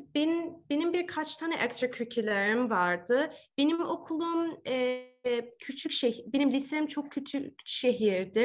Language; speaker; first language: Turkish; early bilingual, heritage; Turkish